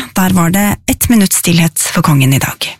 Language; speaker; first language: Norwegian; native; Norwegian